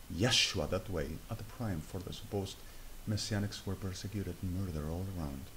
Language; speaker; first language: English; non-native, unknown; Spanish